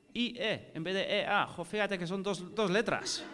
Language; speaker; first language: Spanish; non-native, fluent; English